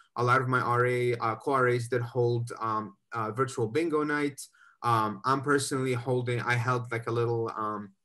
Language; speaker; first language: English; native; English